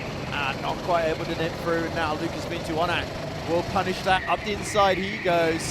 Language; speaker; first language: English; native; English